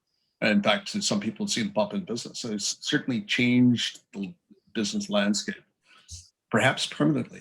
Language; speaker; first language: English; native; English